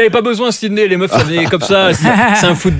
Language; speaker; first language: French; native; French